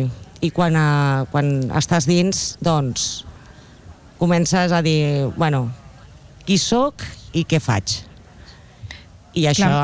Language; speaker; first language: Catalan; non-native, local second language; Spanish